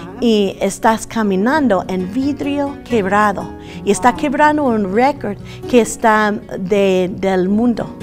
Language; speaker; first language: Spanish; early bilingual, other home language; English